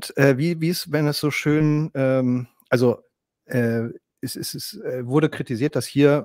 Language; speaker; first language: German; native; German